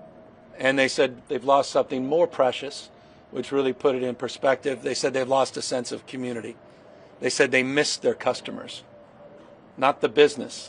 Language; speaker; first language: English; native; English